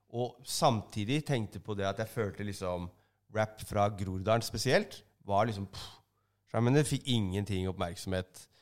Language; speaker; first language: Norwegian; native; Norwegian